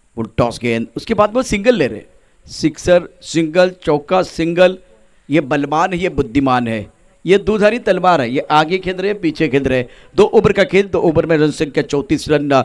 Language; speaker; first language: Hindi; non-native, local second language; Marathi